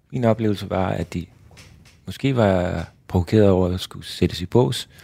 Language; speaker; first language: Danish; native; Danish